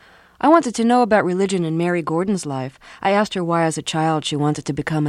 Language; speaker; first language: English; native; English